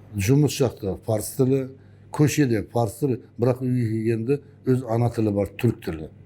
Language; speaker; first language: Kazakh; non-native, local second language; Persian